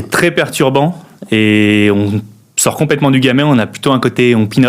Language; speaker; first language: French; native; French